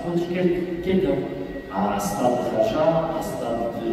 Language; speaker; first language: French; non-native, fluent; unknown